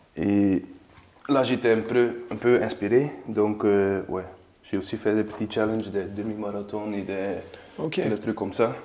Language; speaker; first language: French; non-native, learner; Dutch